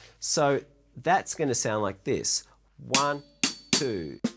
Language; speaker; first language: English; native; English